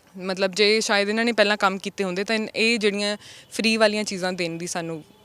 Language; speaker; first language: Punjabi; early bilingual, heritage; Punjabi